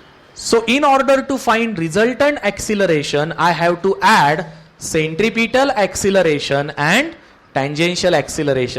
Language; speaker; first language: English; non-native, local second language; Marathi